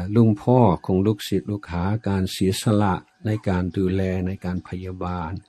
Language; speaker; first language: Thai; non-native, fluent; English